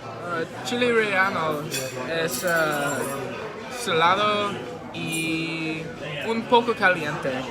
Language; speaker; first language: Spanish; non-native, learner; English